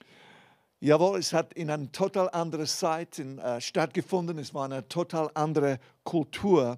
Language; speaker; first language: German; non-native, fluent; English